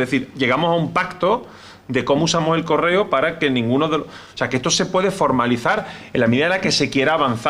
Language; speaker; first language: Spanish; native; Spanish